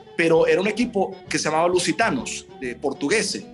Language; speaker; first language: Spanish; early bilingual, other home language; Italian